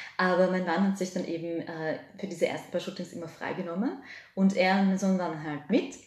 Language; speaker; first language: German; early bilingual, other home language; Serbian